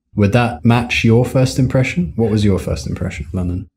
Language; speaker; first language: English; native; English